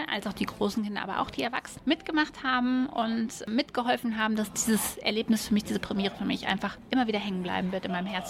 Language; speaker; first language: German; native; German